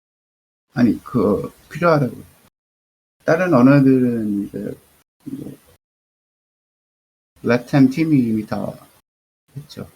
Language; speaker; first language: Korean; early bilingual, heritage; Korean